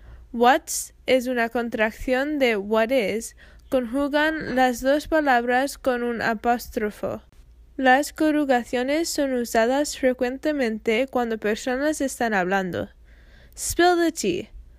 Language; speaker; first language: Spanish; non-native, fluent; English